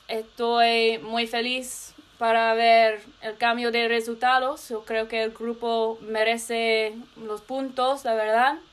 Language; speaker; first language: Spanish; non-native, learner; English